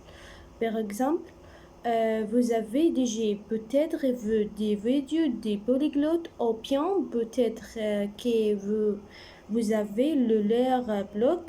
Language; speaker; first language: French; non-native, learner; Arabic